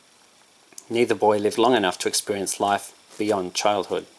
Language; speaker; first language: English; native; English